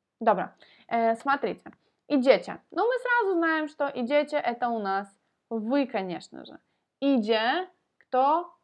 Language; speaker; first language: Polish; non-native, fluent; Russian